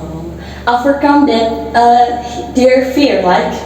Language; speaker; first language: English; non-native, learner; Indonesian